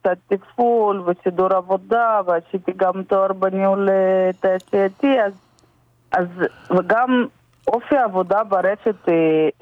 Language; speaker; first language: Hebrew; non-native, fluent; Russian